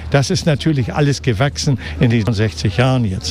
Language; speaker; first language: German; native; German